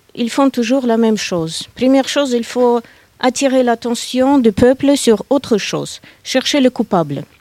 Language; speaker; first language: French; non-native, fluent; Russian